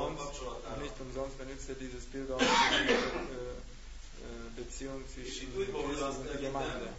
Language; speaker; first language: German; non-native, learner; Hungarian